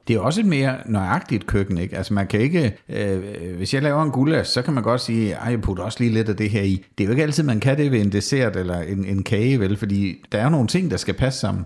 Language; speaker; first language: Danish; native; Danish